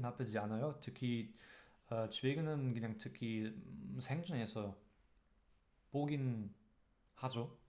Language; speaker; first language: Korean; non-native, learner; German